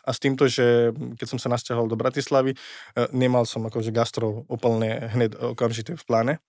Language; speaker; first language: Slovak; non-native, fluent; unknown